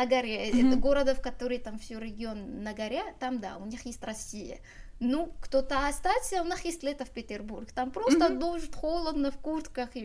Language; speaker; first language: Russian; non-native, learner; Arabic